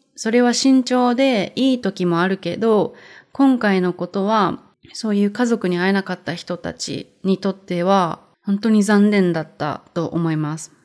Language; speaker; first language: Japanese; native; Japanese